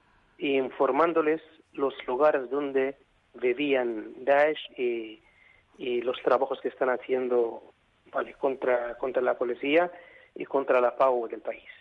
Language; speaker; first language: Spanish; non-native, fluent; Arabic